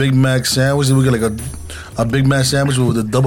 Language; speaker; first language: English; native; English